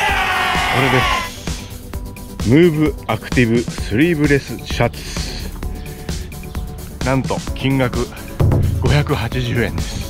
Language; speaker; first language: Japanese; native; Japanese